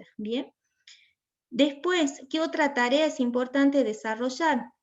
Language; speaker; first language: Spanish; native; Spanish